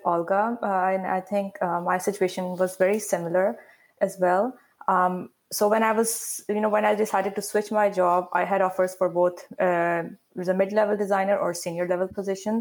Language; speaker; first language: English; non-native, local second language; Urdu